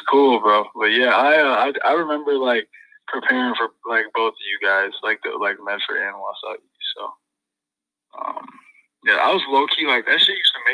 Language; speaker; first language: English; native; English